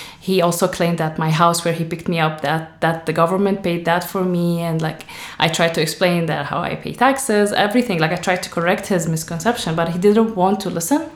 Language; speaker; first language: English; non-native, fluent; Arabic